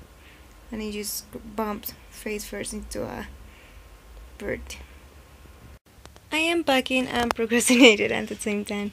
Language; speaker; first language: English; non-native, fluent; Spanish